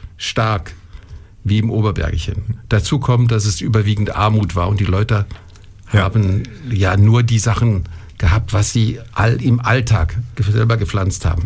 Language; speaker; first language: German; non-native, local second language; French